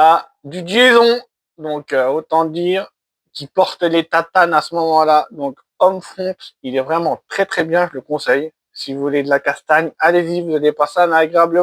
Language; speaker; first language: French; native; French